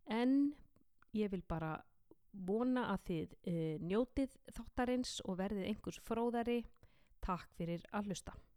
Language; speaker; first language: Icelandic; native; Icelandic